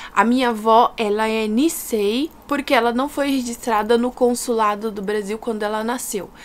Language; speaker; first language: Portuguese; native; Portuguese